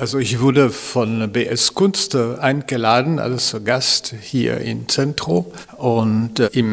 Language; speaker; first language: German; non-native, fluent; French